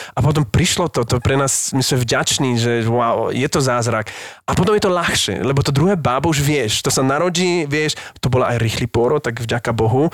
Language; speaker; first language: Slovak; early bilingual, heritage; Slovak